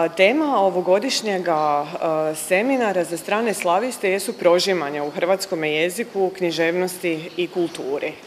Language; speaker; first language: Croatian; native; Croatian